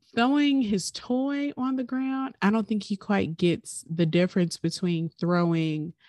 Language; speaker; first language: English; native; English